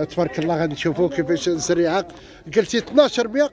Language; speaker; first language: Arabic; native; Arabic